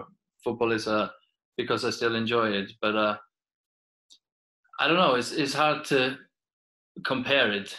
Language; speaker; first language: English; non-native, fluent; Icelandic